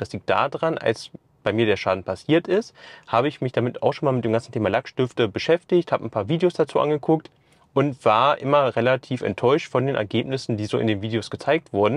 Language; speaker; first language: German; native; German